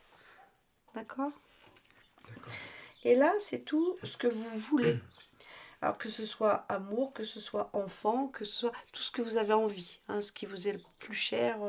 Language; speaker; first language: French; native; French